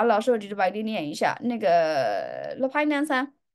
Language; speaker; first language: Chinese; native; Chinese